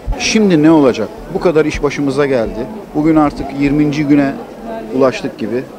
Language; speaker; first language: Turkish; native; Turkish